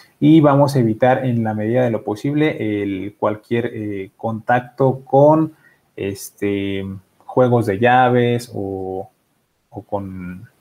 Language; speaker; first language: Spanish; native; Spanish